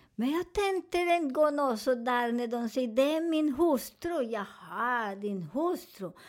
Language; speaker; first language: Swedish; non-native, learner; Spanish